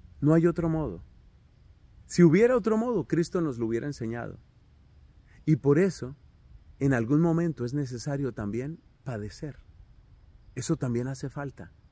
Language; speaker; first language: Spanish; native; Spanish